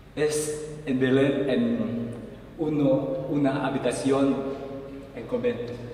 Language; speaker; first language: Spanish; non-native, fluent; Vietnamese